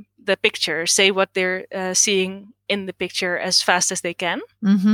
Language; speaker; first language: English; non-native, fluent; Dutch